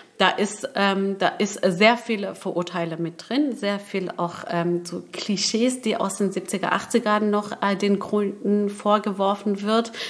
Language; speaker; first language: German; early bilingual, other home language; Persian